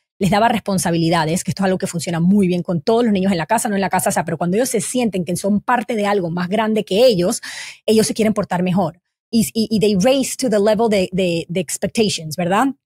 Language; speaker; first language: Spanish; native; Spanish